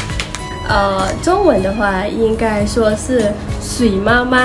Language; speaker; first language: Chinese; non-native, fluent; Lao